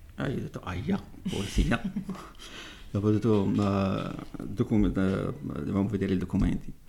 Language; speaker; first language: Italian; non-native, fluent; Arabic